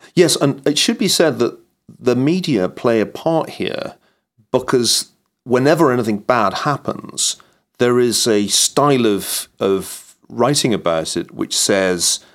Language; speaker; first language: English; native; English